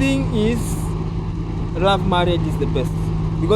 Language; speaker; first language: English; non-native, learner; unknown